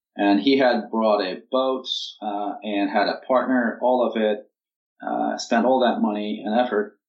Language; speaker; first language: English; non-native, fluent; Turkish